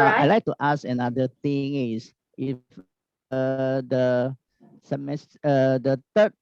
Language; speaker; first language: English; non-native, learner; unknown